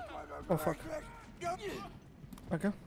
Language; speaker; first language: German; native; German